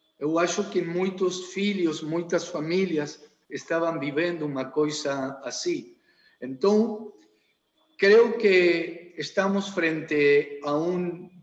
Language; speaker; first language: Portuguese; non-native, learner; Spanish